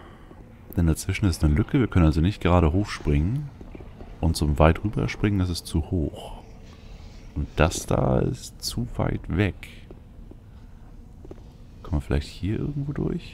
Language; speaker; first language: German; native; German